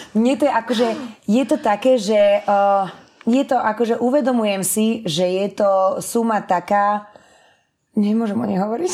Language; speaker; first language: Slovak; early bilingual, other home language; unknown